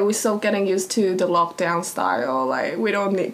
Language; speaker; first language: English; non-native, fluent; Cantonese